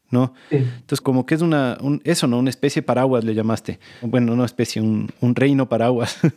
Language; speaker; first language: Spanish; native; Spanish